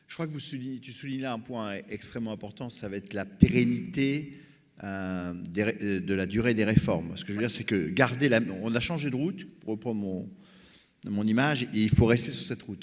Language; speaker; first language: French; native; French